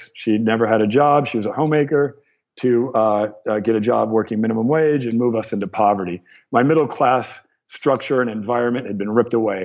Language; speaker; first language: English; native; English